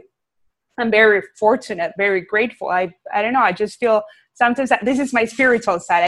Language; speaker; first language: English; non-native, fluent; Spanish